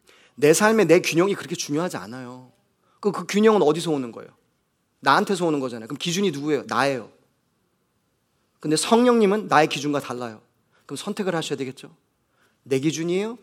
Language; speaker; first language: Korean; native; Korean